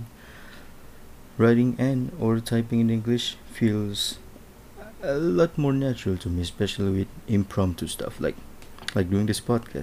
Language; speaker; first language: English; non-native, local second language; Malay